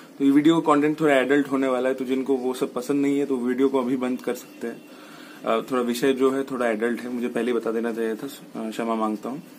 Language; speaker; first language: Hindi; non-native, local second language; Bangla